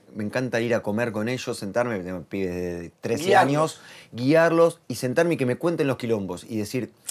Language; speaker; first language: Spanish; native; Spanish